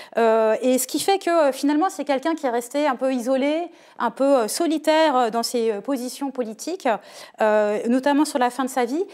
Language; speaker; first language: French; native; French